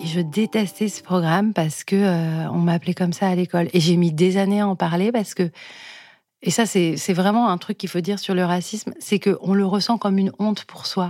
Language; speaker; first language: French; native; French